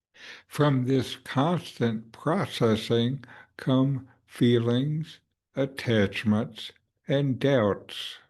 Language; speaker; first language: English; native; English